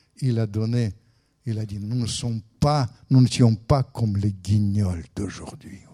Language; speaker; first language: French; non-native, fluent; Russian